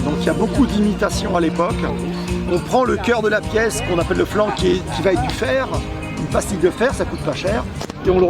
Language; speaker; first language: French; native; French